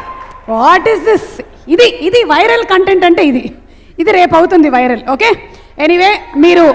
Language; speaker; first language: Telugu; native; Telugu